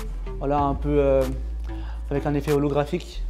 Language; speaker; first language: French; native; French